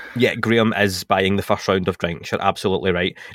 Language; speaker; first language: English; native; English